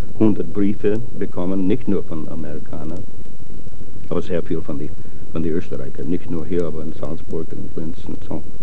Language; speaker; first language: German; non-native, fluent; English